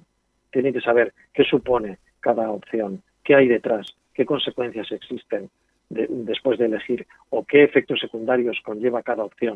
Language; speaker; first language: Spanish; native; Spanish